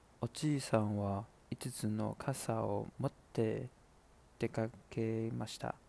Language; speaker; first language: Japanese; non-native, learner; Chinese